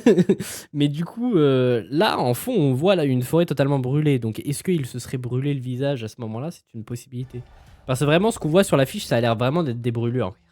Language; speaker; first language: French; native; French